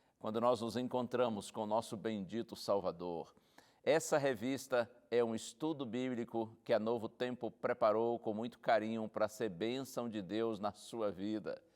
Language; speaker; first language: Portuguese; native; Portuguese